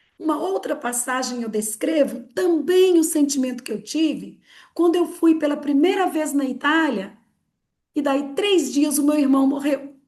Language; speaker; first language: Portuguese; early bilingual, other home language; Italian